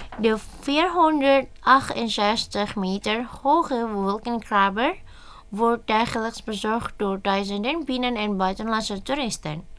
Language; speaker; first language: Dutch; non-native, learner; Indonesian